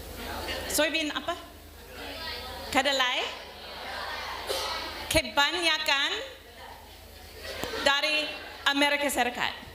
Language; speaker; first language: Indonesian; non-native, learner; English